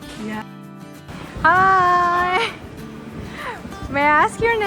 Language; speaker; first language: English; non-native, learner; Japanese